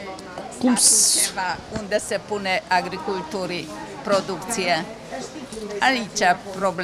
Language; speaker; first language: Romanian; non-native, local second language; Hungarian